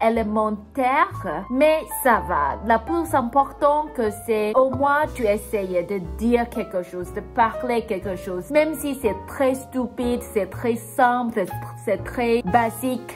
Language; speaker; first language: French; non-native, learner; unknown